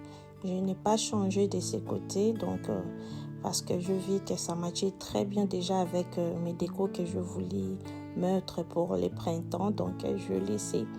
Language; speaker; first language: French; non-native, local second language; Lingala